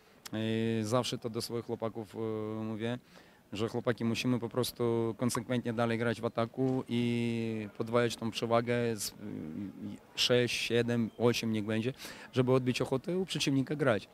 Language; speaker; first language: Polish; non-native, fluent; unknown